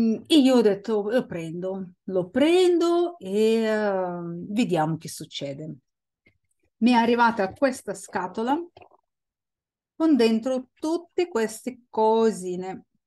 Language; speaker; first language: Italian; non-native, fluent; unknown